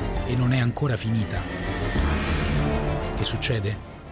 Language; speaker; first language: Italian; native; Italian